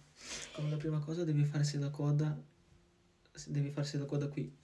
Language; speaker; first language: Italian; non-native, fluent; Russian